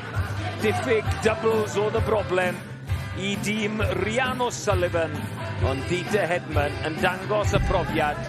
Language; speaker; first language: Welsh; native; Welsh